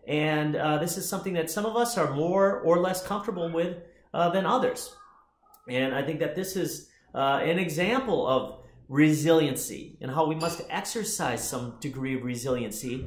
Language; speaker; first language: English; native; English